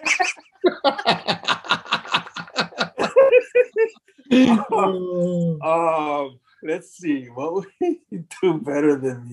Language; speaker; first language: English; native; English